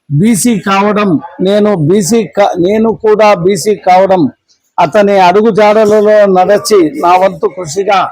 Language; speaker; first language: Telugu; native; Telugu